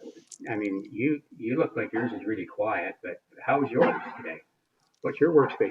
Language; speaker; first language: English; native; English